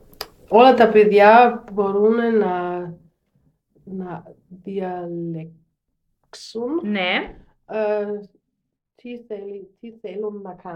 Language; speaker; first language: Greek; non-native, learner; German